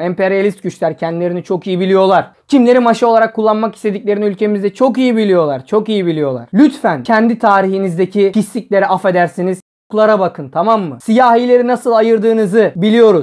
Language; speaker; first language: Turkish; native; Turkish